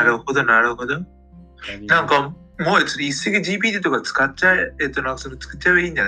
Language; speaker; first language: Japanese; non-native, fluent; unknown